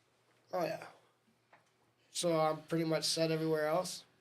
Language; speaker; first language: English; native; English